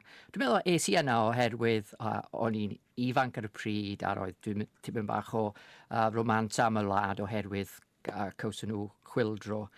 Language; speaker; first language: Welsh; non-native, fluent; English